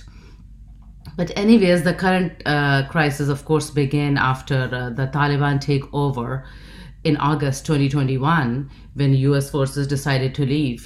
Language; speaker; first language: English; non-native, local second language; Urdu